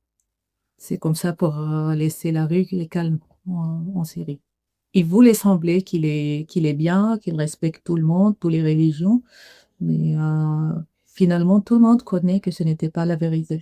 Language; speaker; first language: French; non-native, learner; Arabic